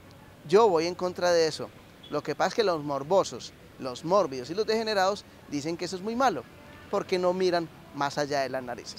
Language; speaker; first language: Spanish; native; Spanish